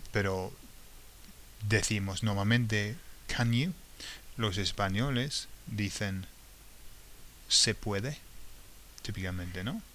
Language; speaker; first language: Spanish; non-native, fluent; English